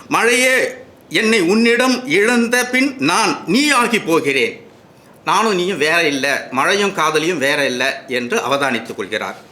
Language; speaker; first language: Tamil; native; Tamil